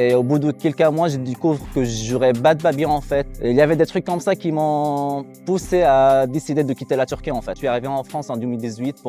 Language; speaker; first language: French; non-native, fluent; Arabic